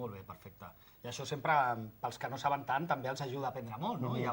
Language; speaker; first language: Catalan; native; Catalan